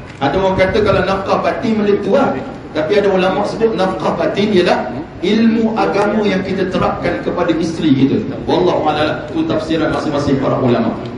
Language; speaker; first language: Malay; native; Malay